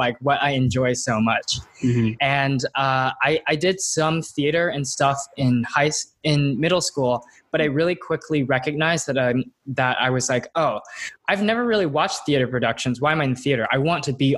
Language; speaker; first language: English; native; English